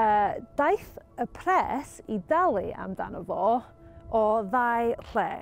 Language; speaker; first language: Welsh; non-native, learner; English